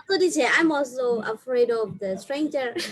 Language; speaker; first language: English; non-native, learner; Burmese